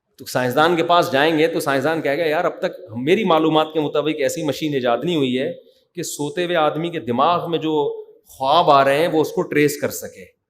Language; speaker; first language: Urdu; native; Urdu